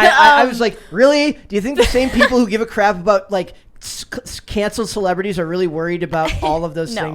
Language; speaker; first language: English; native; English